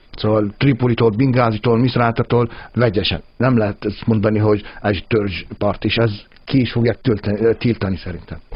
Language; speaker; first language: Hungarian; non-native, fluent; Arabic